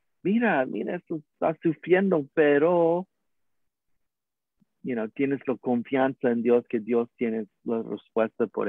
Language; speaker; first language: Spanish; non-native, learner; English